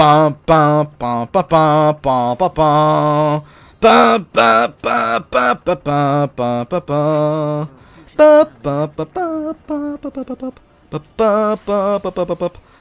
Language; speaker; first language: French; native; French